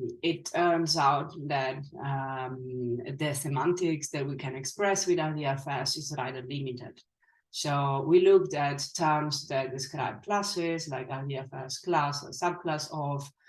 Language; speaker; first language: English; non-native, fluent; Italian